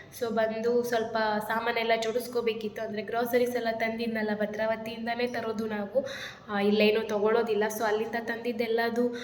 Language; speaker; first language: Kannada; non-native, local second language; Marathi